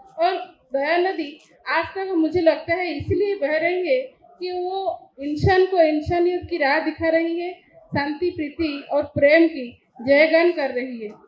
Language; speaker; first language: Hindi; non-native, local second language; Odia